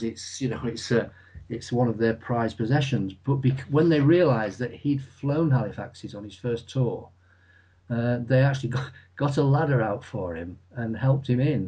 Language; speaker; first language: English; native; English